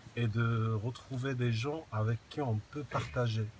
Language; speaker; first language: French; non-native, local second language; Arabic